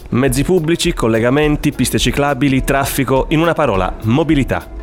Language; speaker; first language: Italian; native; Italian